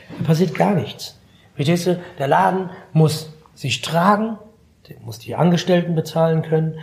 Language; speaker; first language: German; early bilingual, other home language; Arabic